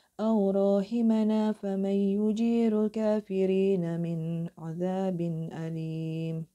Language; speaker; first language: Arabic; non-native, learner; Indonesian